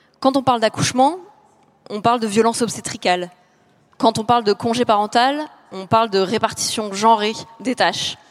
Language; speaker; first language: French; native; French